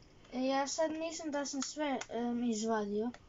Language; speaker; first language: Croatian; early bilingual, heritage; Croatian